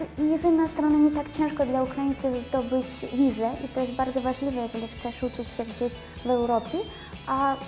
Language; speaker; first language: Polish; non-native, learner; Ukrainian